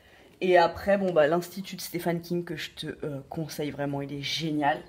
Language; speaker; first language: French; native; French